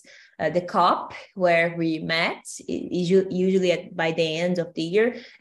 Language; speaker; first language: English; non-native, fluent; Portuguese